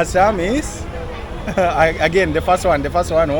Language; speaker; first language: English; non-native, fluent; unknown